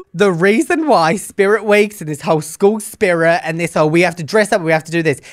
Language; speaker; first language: English; native; English